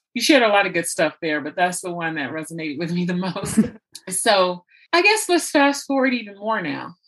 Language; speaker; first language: English; native; English